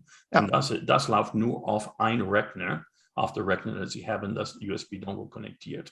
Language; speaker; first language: German; non-native, learner; English